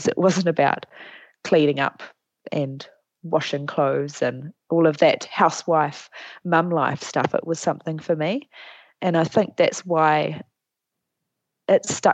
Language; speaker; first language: English; native; English